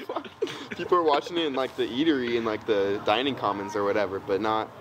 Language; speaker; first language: English; native; English